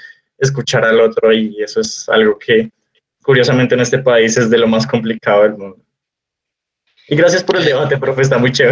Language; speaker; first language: Spanish; native; Spanish